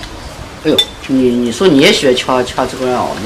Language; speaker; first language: Chinese; native; Chinese